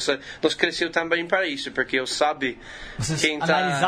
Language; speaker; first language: Portuguese; non-native, learner; English